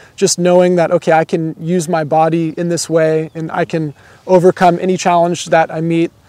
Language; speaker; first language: English; native; English